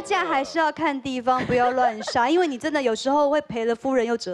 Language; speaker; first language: Chinese; native; Chinese